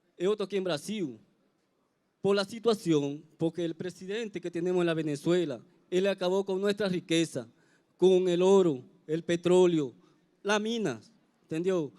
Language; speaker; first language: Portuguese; non-native, learner; Spanish